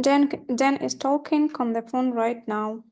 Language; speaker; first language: English; non-native, learner; Ukrainian